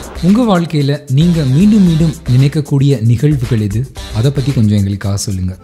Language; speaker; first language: Tamil; native; Tamil